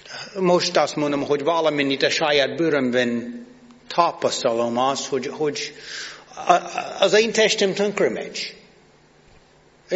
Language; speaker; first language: Hungarian; non-native, fluent; English